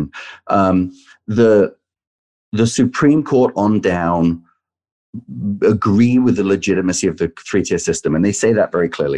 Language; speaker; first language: English; native; English